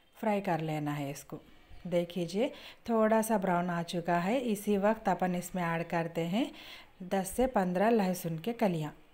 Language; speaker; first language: Hindi; non-native, local second language; Urdu